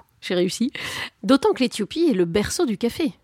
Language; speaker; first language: French; native; French